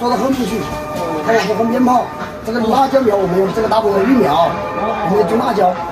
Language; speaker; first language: Chinese; native; Chinese